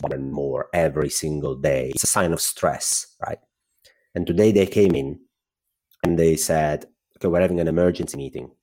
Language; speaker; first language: English; non-native, fluent; Italian